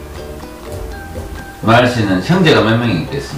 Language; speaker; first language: Korean; native; Korean